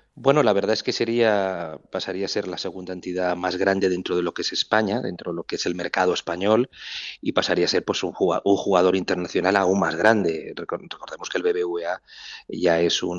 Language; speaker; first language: Spanish; native; Spanish